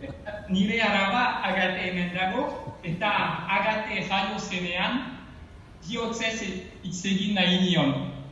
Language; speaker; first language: Basque; non-native, learner; French